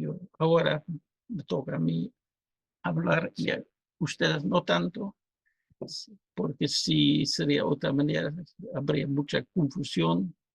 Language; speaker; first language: Spanish; non-native, fluent; Dutch